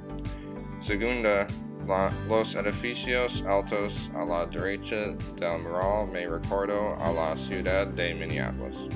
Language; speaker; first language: Spanish; non-native, learner; English